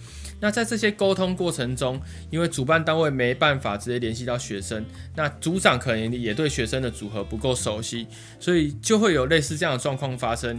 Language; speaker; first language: Chinese; native; Chinese